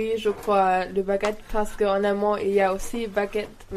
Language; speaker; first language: French; non-native, learner; German